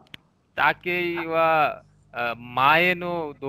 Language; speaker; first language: Japanese; non-native, learner; Bangla